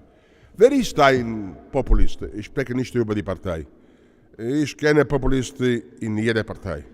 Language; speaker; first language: German; non-native, learner; Italian